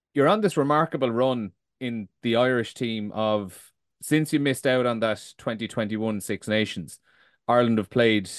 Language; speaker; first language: English; native; English